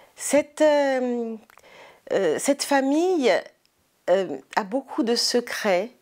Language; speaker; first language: French; native; French